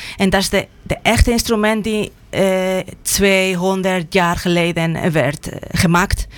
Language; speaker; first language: Dutch; non-native, fluent; Spanish